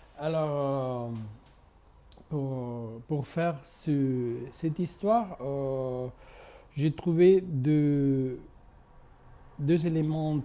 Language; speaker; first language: French; non-native, fluent; Spanish